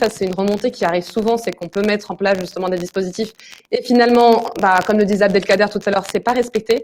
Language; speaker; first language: French; native; French